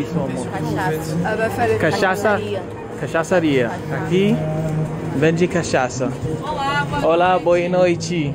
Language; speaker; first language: Portuguese; non-native, learner; English